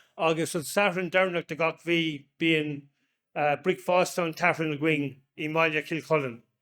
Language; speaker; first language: Irish; non-native, local second language; English